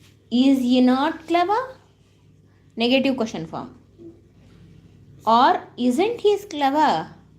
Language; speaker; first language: English; non-native, local second language; Kannada